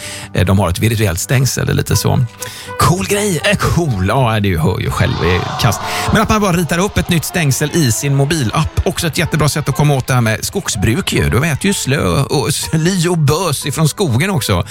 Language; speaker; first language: Swedish; native; Swedish